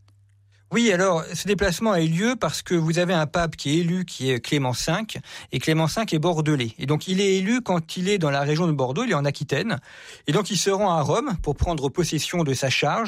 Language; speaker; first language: French; native; French